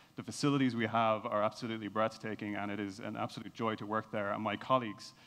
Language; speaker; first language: English; native; English